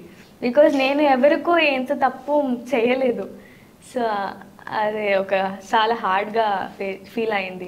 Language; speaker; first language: Telugu; non-native, learner; Tamil